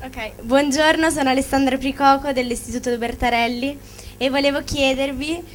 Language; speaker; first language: Italian; non-native, fluent; Albanian